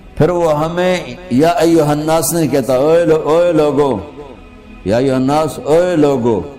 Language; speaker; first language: Urdu; non-native, local second language; Punjabi